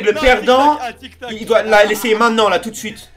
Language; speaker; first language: French; native; French